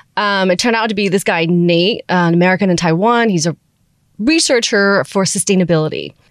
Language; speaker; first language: English; early bilingual, other home language; Chinese